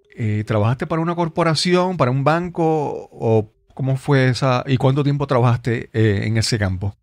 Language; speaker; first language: Spanish; native; Spanish